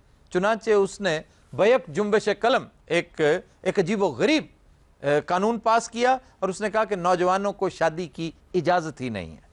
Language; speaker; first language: Urdu; native; Urdu